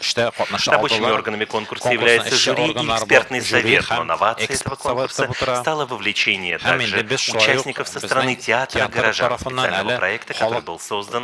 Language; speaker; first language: Russian; native; Russian